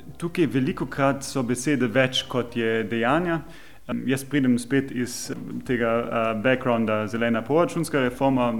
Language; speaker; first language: Slovenian; non-native, fluent; German